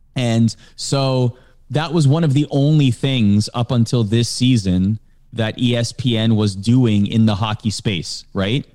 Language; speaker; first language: English; native; English